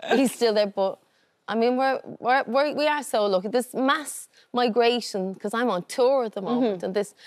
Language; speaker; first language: English; native; English